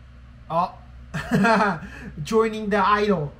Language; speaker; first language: English; non-native, fluent; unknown